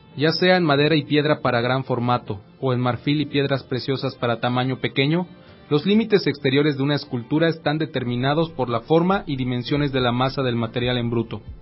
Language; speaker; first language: Spanish; native; Spanish